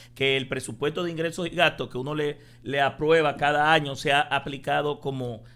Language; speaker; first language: Spanish; native; Spanish